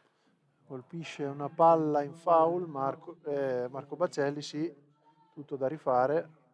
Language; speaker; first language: Italian; native; Italian